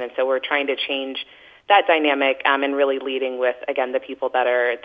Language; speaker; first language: English; native; English